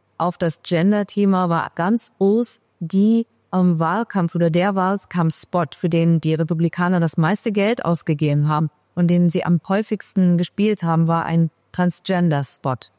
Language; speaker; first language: German; early bilingual, other home language; Persian